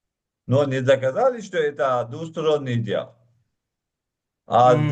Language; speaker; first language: Russian; non-native, local second language; Uzbek